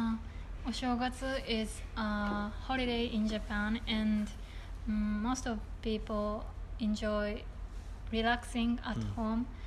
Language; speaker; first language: English; non-native, learner; Japanese